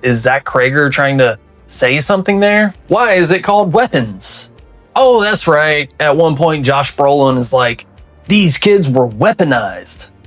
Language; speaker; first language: English; native; English